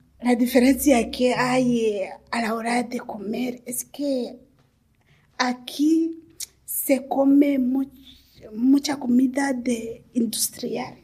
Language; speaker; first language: Spanish; non-native, learner; Kinyarwanda